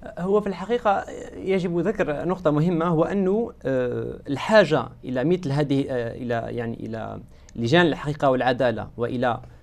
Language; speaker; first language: Arabic; native; Arabic